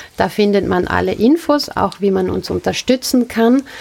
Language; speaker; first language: German; native; German